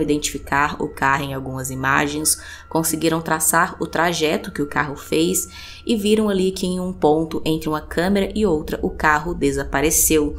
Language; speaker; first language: Portuguese; native; Portuguese